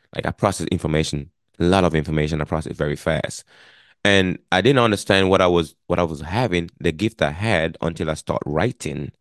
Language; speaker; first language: English; non-native, local second language; Jamaican Creole English